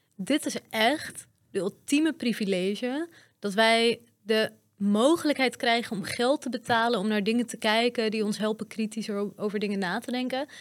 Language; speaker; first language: Dutch; early bilingual, other home language; Persian